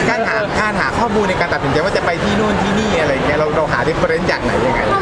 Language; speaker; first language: Thai; native; Thai